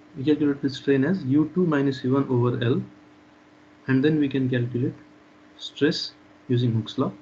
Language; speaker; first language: English; non-native, local second language; Nepali